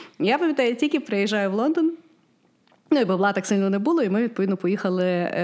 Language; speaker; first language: Ukrainian; native; Ukrainian